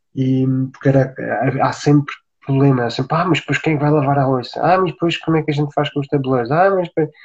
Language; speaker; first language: Portuguese; native; Portuguese